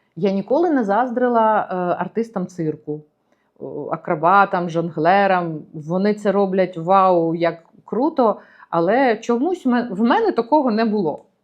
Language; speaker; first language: Ukrainian; native; Ukrainian